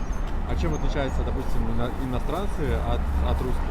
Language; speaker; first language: Russian; native; Russian